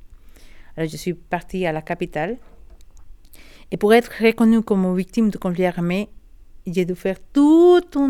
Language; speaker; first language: French; non-native, learner; Spanish